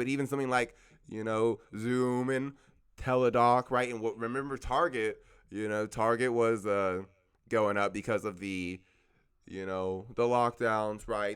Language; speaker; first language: English; native; English